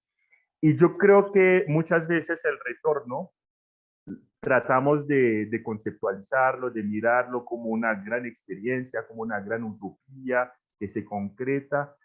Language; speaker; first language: Spanish; non-native, fluent; Haitian Creole